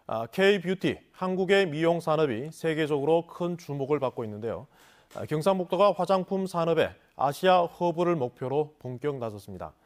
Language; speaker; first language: Korean; native; Korean